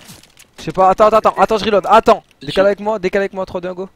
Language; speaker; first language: French; native; French